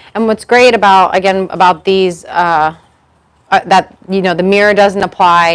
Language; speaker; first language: English; native; English